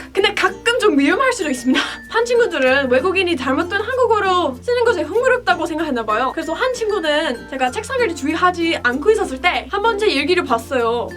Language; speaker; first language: Korean; non-native, fluent; English